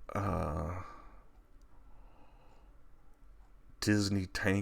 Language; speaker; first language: English; native; English